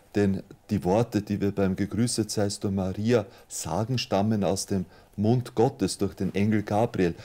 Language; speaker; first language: German; native; German